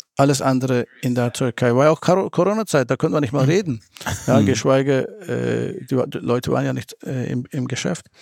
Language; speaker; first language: German; early bilingual, other home language; Turkish